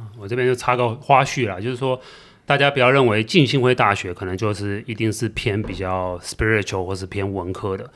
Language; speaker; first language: Chinese; native; Chinese